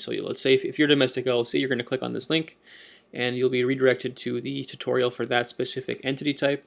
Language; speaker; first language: English; native; English